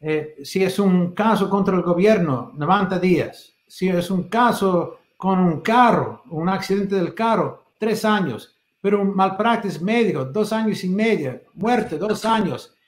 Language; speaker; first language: Spanish; non-native, fluent; English